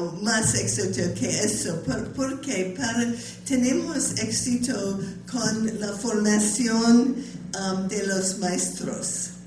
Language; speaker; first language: Spanish; non-native, learner; English